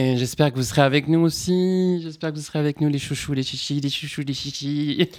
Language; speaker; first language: French; non-native, local second language; Arabic